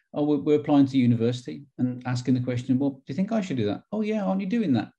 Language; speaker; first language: English; native; English